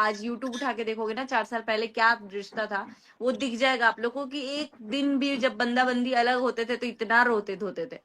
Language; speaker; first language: Hindi; native; Hindi